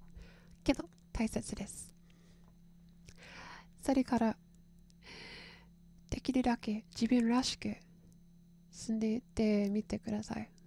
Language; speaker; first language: Japanese; non-native, learner; English